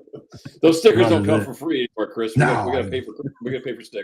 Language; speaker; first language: English; native; English